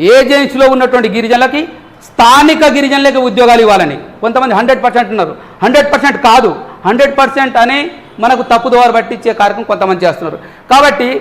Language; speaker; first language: Telugu; non-native, local second language; Lambadi